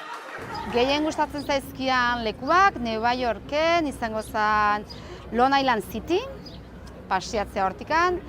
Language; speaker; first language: Basque; non-native, local second language; Spanish